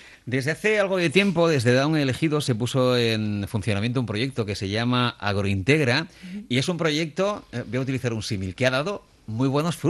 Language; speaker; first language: Spanish; native; Spanish